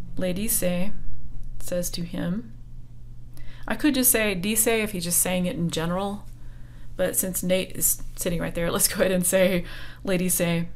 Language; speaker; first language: English; native; English